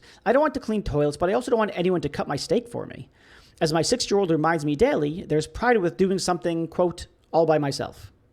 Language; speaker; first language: English; native; English